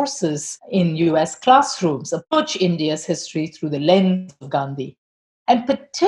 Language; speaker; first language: English; non-native, local second language; Tamil